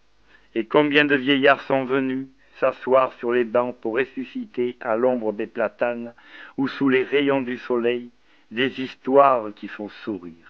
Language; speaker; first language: French; native; French